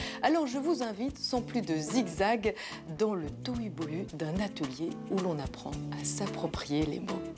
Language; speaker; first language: French; native; French